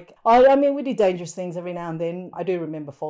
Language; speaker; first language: English; native; English